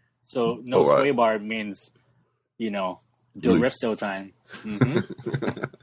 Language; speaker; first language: English; native; English